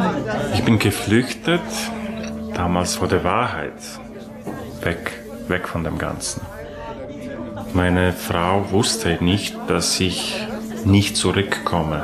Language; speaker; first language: German; non-native, fluent; Polish